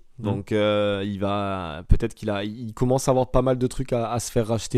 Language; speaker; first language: French; native; French